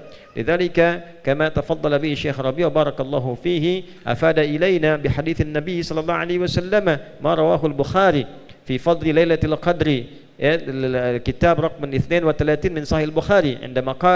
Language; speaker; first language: Arabic; non-native, fluent; Indonesian